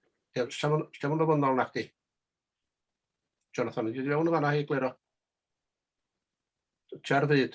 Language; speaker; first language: Welsh; native; Welsh